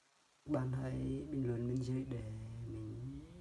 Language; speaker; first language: Vietnamese; non-native, local second language; Jarai